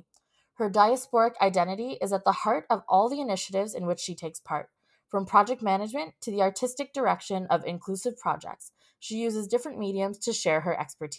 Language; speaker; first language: English; native; English